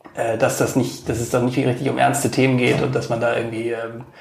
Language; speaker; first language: German; native; German